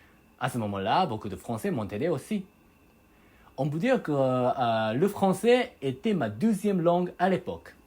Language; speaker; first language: French; non-native, fluent; Japanese